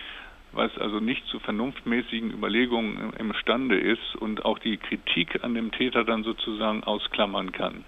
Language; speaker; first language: German; native; German